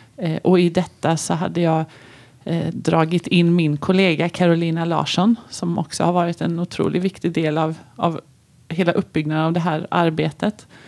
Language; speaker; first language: Swedish; native; Swedish